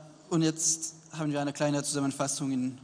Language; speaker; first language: German; non-native, fluent; French